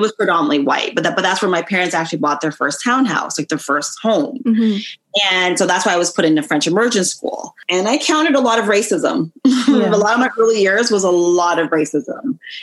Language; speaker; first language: English; native; English